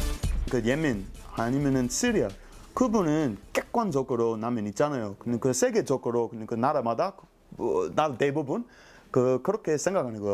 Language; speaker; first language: Korean; non-native, learner; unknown